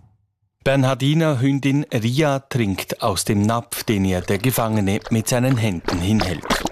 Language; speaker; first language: German; native; German